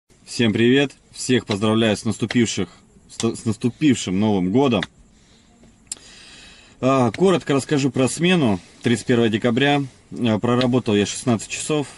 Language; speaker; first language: Russian; native; Russian